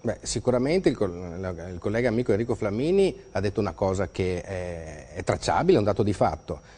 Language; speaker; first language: Italian; native; Italian